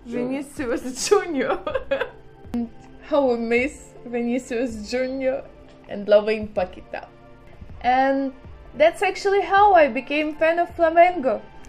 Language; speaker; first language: English; non-native, fluent; Russian